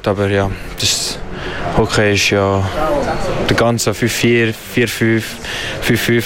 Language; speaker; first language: German; non-native, learner; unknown